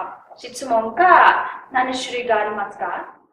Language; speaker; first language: Japanese; non-native, learner; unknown